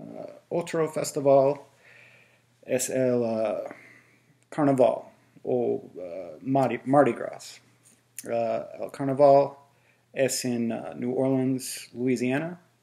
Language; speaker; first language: Spanish; non-native, learner; English